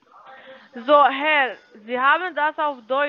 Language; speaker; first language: German; non-native, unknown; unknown